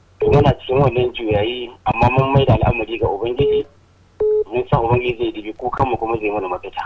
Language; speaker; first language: Hausa; native; Hausa